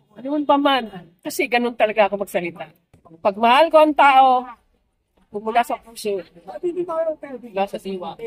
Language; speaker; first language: Filipino; non-native, local second language; Cebuano